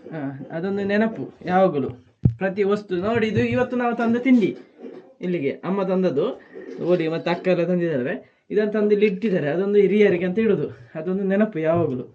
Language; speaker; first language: Kannada; non-native, local second language; Tulu